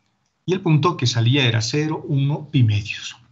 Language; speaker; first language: Spanish; native; Spanish